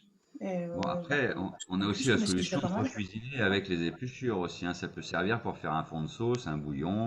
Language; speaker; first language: French; native; French